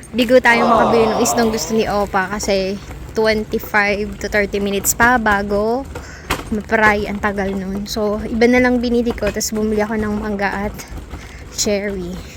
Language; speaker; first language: Filipino; native; Filipino